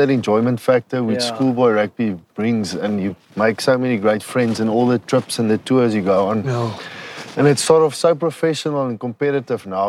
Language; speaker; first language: English; non-native, local second language; Afrikaans